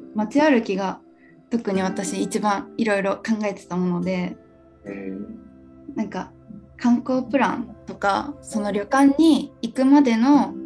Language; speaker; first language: Japanese; native; Japanese